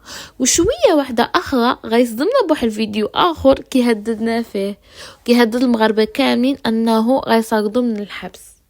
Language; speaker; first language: Arabic; native; Arabic